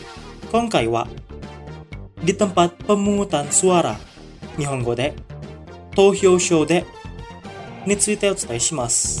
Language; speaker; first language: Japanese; non-native, fluent; Indonesian